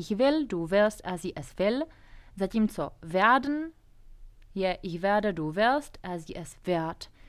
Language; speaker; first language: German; non-native, fluent; Czech